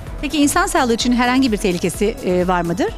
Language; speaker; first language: Turkish; native; Turkish